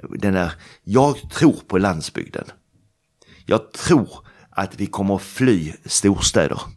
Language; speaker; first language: Swedish; native; Swedish